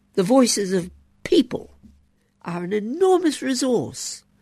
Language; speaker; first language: English; native; English